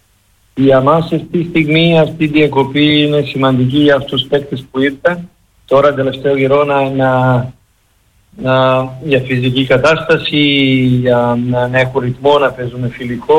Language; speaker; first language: Greek; non-native, fluent; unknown